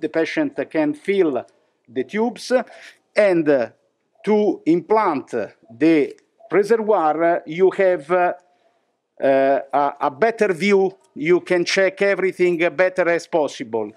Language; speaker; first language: English; non-native, fluent; Italian